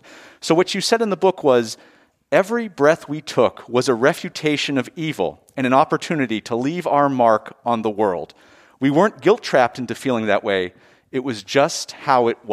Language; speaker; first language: English; native; English